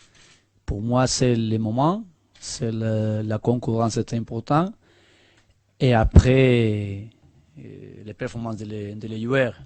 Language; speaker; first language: French; non-native, learner; Spanish